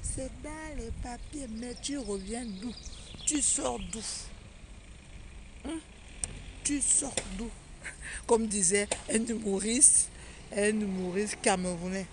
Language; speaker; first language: French; non-native, local second language; Fang